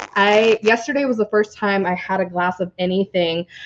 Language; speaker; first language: English; native; English